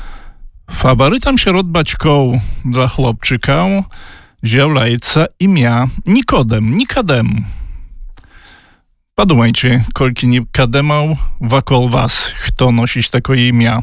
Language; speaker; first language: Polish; non-native, learner; Belarusian